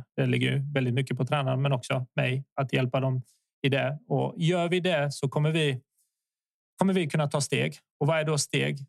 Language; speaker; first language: Swedish; early bilingual, other home language; Bosnian